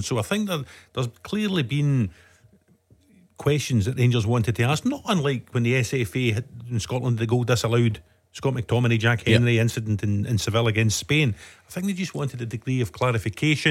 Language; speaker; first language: English; native; English